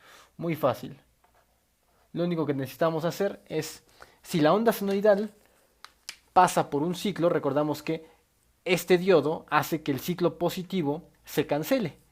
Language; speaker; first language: Spanish; native; Spanish